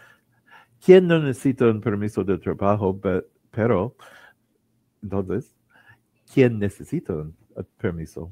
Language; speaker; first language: Spanish; non-native, learner; English